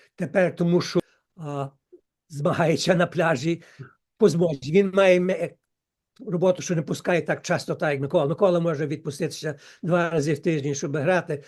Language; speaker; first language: Ukrainian; early bilingual, heritage; Ukrainian